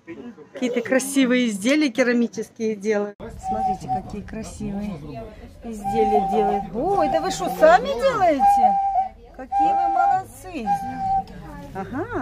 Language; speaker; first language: Russian; native; Russian